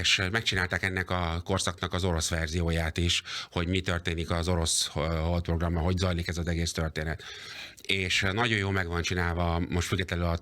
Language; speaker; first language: Hungarian; native; Hungarian